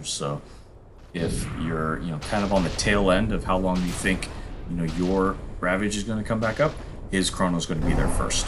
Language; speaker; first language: English; native; English